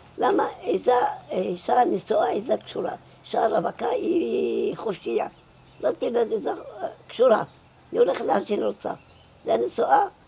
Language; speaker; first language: Hebrew; non-native, local second language; Arabic